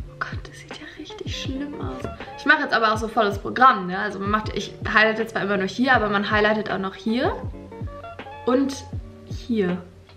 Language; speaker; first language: German; native; German